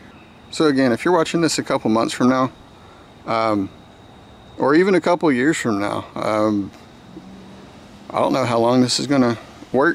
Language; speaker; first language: English; native; English